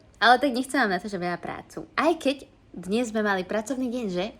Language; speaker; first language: Slovak; native; Slovak